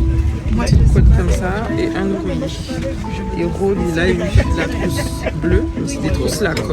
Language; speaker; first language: French; native; French